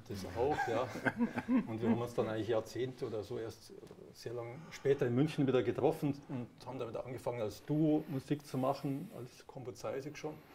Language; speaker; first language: German; native; German